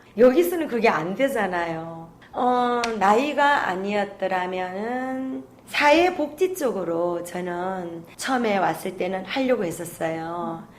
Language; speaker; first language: Korean; native; Korean